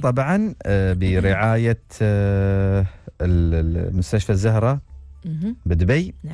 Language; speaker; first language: Arabic; native; Arabic